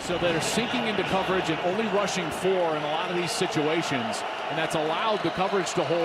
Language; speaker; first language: English; native; English